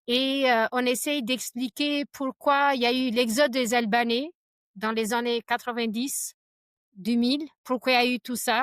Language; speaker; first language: French; non-native, fluent; Albanian